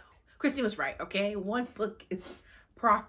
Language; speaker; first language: English; native; English